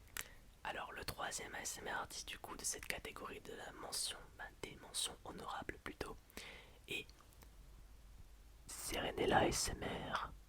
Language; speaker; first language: French; native; French